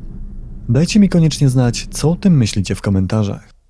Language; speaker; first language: Polish; native; Polish